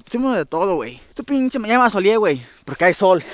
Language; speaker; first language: Spanish; early bilingual, other home language; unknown